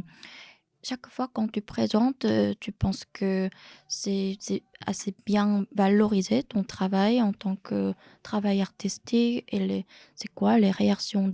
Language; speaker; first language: French; non-native, fluent; Korean